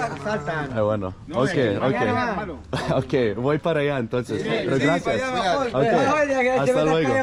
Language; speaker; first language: Spanish; non-native, learner; English